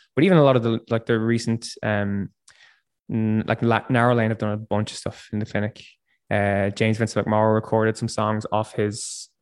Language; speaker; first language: English; native; English